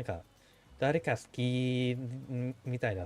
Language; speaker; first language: Japanese; non-native, fluent; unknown